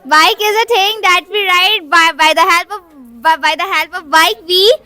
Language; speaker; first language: English; non-native, learner; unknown